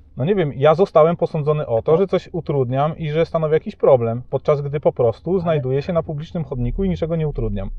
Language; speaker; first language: Polish; native; Polish